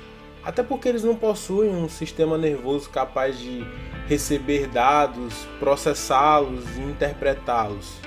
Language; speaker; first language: Portuguese; native; Portuguese